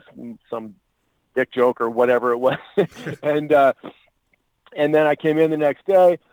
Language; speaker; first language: English; native; English